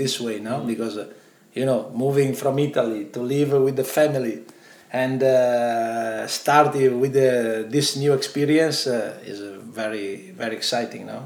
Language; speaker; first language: English; non-native, learner; Italian